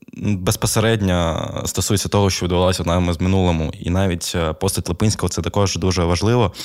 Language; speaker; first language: Ukrainian; native; Ukrainian